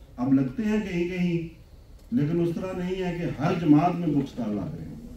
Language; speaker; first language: Urdu; non-native, local second language; Punjabi